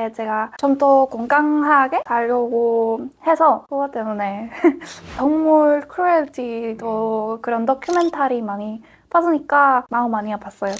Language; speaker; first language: Korean; non-native, fluent; Spanish